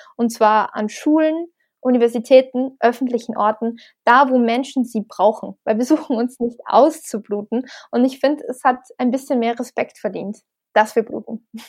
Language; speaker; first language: German; native; German